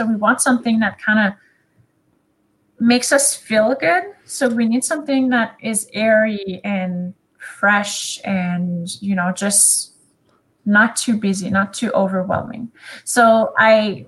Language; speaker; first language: English; non-native, fluent; French